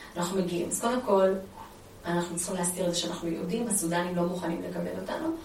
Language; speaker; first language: Hebrew; early bilingual, other home language; Amharic